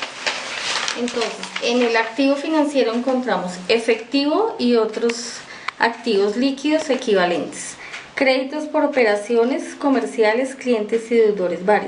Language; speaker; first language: Spanish; native; Spanish